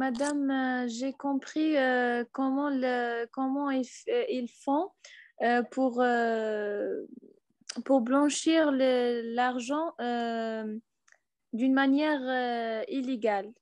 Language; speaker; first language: French; non-native, learner; Arabic